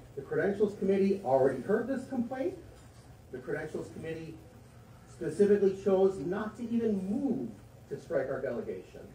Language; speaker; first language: English; native; English